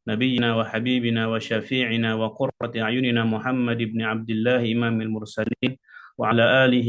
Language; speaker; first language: Arabic; non-native, fluent; Indonesian